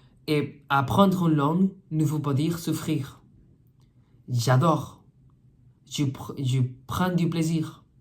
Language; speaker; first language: French; non-native, fluent; Spanish